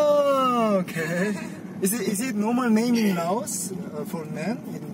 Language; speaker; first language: English; non-native, learner; Korean